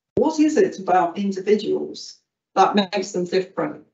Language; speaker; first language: English; native; English